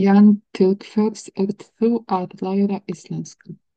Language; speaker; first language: Icelandic; non-native, learner; Polish